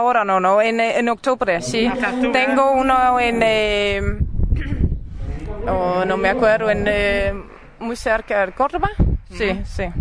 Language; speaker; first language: Spanish; non-native, learner; Danish